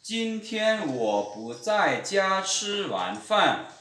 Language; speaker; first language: Chinese; non-native, fluent; Lao